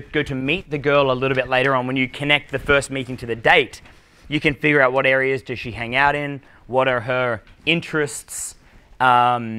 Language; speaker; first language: English; native; English